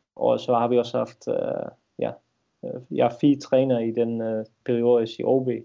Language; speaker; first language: Danish; non-native, fluent; Dutch